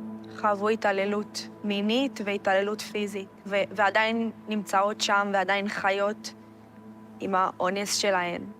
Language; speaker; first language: Hebrew; native; Hebrew